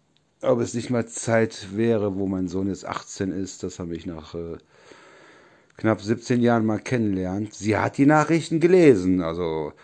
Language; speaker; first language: German; native; German